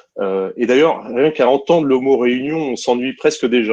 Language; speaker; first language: French; native; French